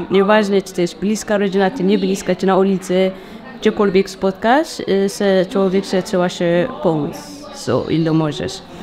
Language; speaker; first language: Polish; non-native, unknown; Tigrinya